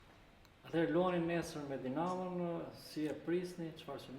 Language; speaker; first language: Albanian; native; Albanian